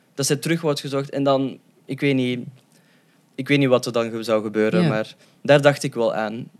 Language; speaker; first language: Dutch; early bilingual, other home language; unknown